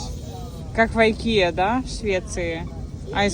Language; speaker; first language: Russian; native; Russian